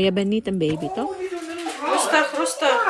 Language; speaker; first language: Dutch; non-native, learner; Cebuano